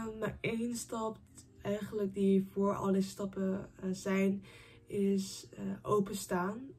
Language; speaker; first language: Dutch; early bilingual, other home language; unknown